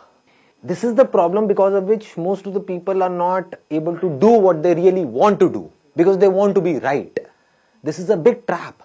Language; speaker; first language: English; non-native, local second language; Hindi